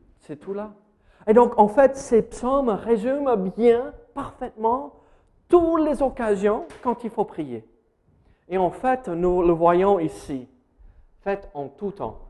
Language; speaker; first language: French; non-native, fluent; English